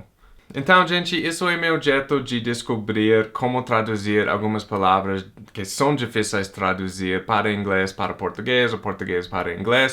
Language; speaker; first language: Portuguese; non-native, fluent; English